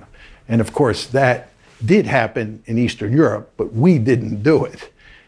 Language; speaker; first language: English; native; English